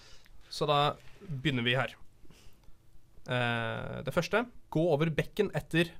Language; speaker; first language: Norwegian; native; Norwegian